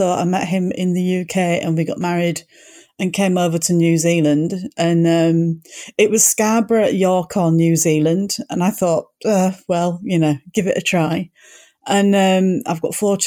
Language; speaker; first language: English; native; English